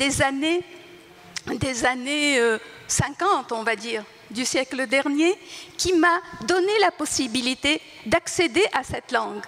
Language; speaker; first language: French; non-native, local second language; Arabic